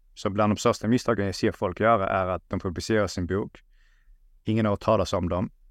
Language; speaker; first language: Swedish; early bilingual, other home language; Russian